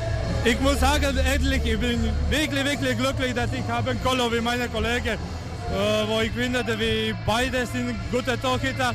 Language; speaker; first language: German; non-native, learner; Croatian